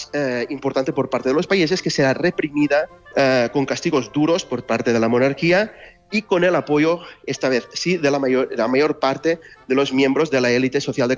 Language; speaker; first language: Spanish; native; Spanish